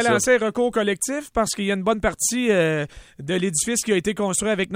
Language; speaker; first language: French; native; French